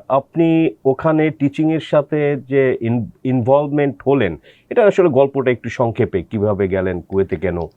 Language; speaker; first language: Bangla; native; Bangla